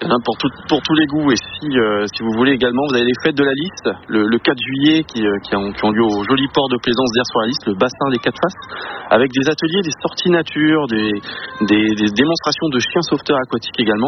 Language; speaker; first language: French; native; French